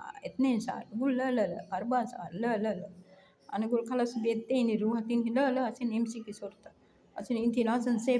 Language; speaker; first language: Arabic; non-native, learner; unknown